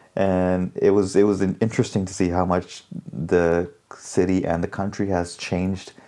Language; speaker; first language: English; early bilingual, other home language; Hindi